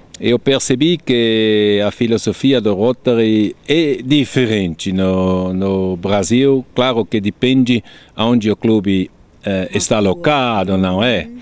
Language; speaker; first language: Portuguese; non-native, fluent; German